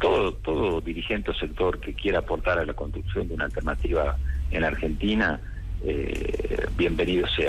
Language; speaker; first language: Spanish; native; Spanish